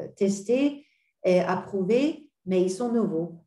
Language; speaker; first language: French; non-native, fluent; Swedish